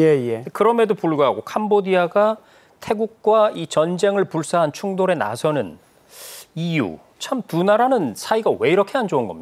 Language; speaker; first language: Korean; native; Korean